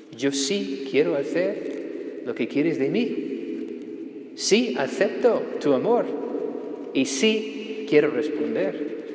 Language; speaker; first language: Spanish; non-native, fluent; English